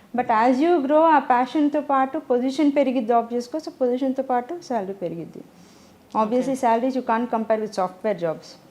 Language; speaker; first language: Telugu; native; Telugu